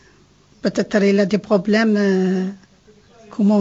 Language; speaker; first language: French; non-native, learner; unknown